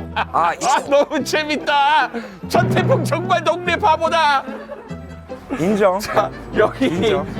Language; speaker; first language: Korean; non-native, fluent; English